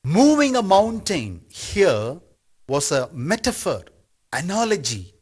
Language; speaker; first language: English; non-native, local second language; Tamil